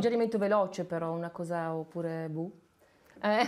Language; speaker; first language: Italian; native; Italian